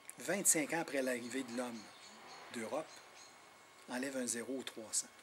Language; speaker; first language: French; non-native, local second language; Innu-aimun